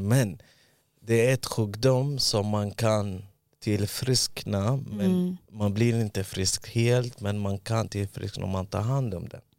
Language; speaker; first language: Swedish; early bilingual, other home language; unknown